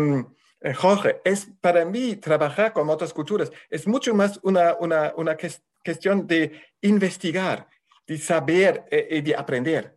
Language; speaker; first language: Spanish; non-native, fluent; German